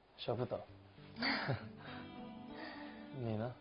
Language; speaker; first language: Chinese; non-native, learner; Korean